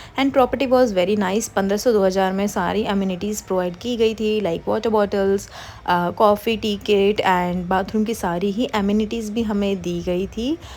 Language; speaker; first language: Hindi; non-native, local second language; Gujarati